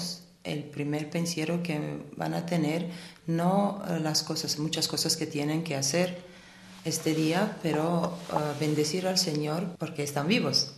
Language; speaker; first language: Spanish; non-native, fluent; Armenian